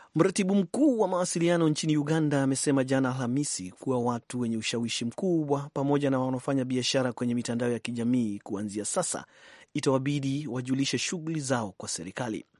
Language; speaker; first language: Swahili; native; Swahili